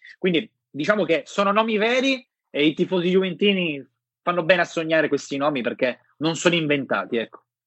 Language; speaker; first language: Italian; native; Italian